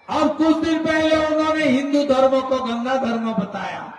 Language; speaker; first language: Hindi; non-native, local second language; Bangla